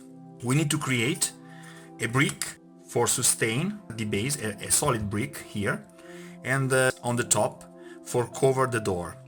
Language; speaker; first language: English; non-native, fluent; Italian